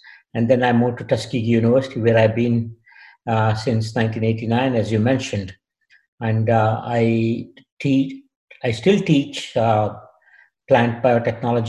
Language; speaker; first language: English; non-native, local second language; Kannada